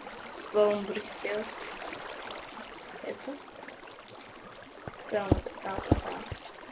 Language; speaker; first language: Bulgarian; native; Bulgarian